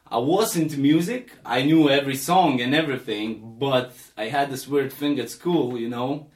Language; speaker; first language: English; non-native, fluent; Lithuanian